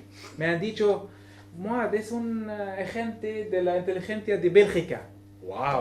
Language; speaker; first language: Spanish; non-native, learner; Arabic